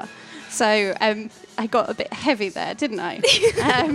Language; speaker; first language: English; native; English